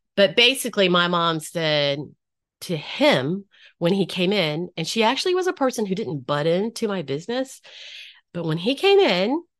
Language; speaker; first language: English; native; English